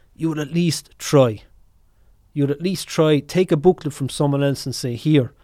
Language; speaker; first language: English; native; English